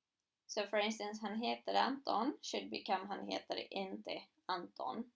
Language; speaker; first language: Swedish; non-native, fluent; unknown